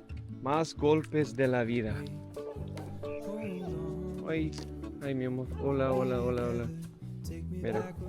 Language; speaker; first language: Spanish; non-native, learner; English